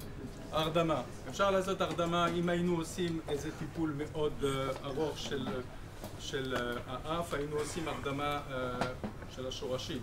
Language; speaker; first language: Hebrew; non-native, fluent; French